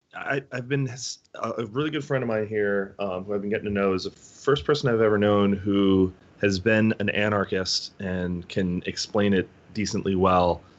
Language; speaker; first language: English; native; English